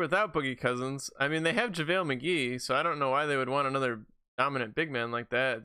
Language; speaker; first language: English; native; English